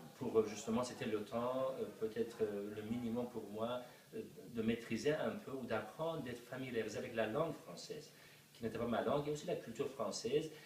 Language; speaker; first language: French; non-native, fluent; Persian